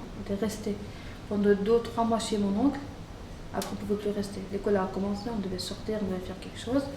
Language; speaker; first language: French; non-native, fluent; Arabic